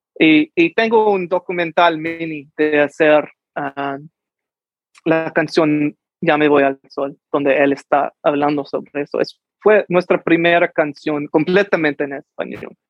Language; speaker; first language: Spanish; early bilingual, heritage; English